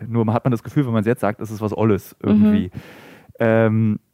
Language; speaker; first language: German; native; German